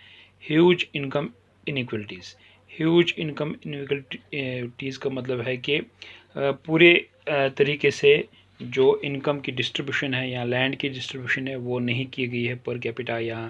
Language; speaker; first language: Hindi; non-native, local second language; Kashmiri